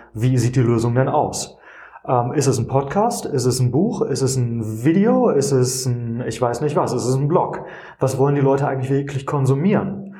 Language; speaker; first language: German; native; German